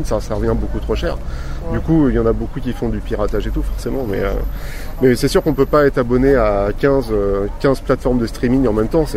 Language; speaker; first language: French; native; French